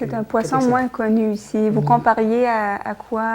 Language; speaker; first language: French; native; French